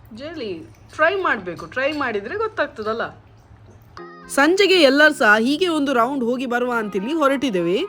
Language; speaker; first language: Kannada; non-native, local second language; Tulu